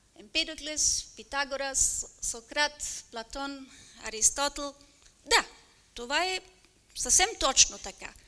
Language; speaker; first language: Bulgarian; non-native, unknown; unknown